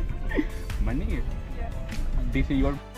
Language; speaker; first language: English; non-native, learner; Hindi